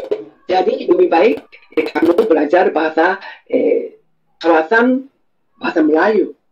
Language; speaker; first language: Indonesian; non-native, fluent; Japanese